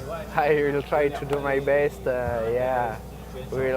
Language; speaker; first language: English; non-native, fluent; French